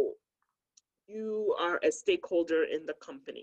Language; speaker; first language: English; non-native, local second language; Akan